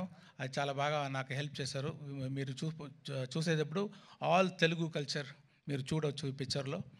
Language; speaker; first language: Telugu; non-native, learner; Tamil